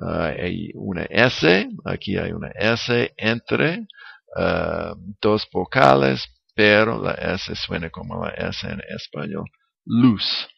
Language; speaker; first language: Spanish; non-native, learner; English